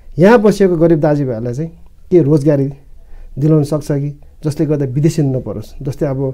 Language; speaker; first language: Nepali; non-native, local second language; Eastern Tamang